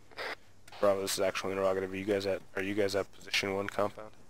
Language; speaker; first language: English; native; English